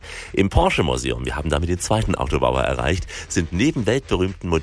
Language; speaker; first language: German; native; German